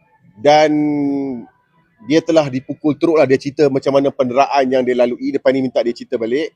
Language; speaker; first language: Malay; native; Malay